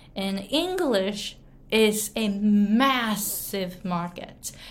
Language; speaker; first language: English; non-native, fluent; Japanese